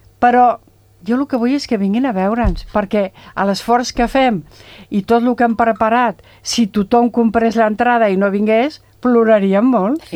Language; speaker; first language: Catalan; non-native, local second language; Spanish